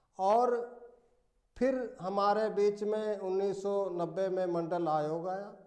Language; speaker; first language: Hindi; native; Hindi